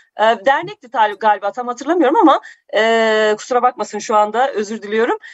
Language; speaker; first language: Turkish; native; Turkish